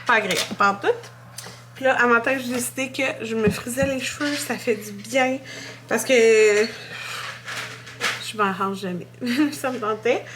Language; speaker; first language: French; native; French